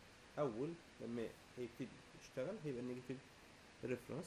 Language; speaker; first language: Arabic; native; Arabic